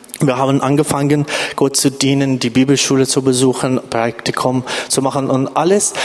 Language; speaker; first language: German; non-native, fluent; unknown